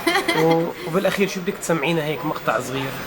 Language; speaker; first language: Arabic; native; Arabic